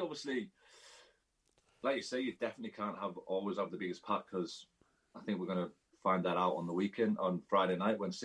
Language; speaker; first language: English; native; English